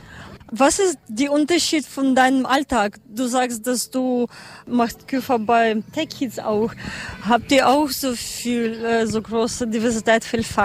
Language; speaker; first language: German; non-native, learner; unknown